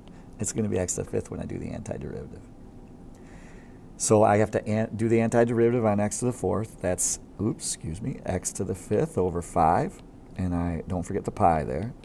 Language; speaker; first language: English; native; English